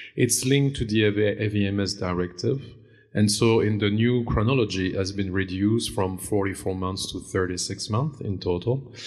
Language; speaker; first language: English; non-native, fluent; German